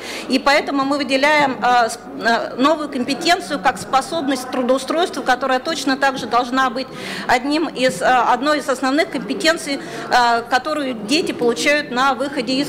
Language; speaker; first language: Russian; native; Russian